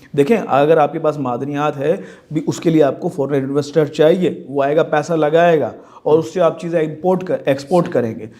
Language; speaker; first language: Urdu; non-native, local second language; Sindhi